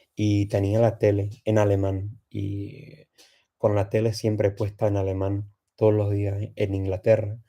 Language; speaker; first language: Spanish; non-native, fluent; English